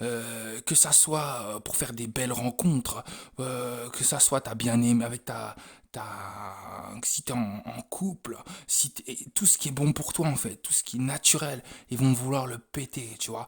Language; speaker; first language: French; native; French